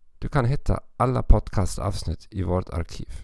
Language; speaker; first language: Swedish; non-native, learner; German